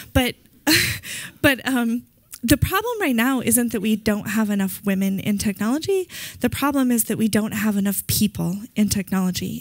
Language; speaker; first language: English; native; English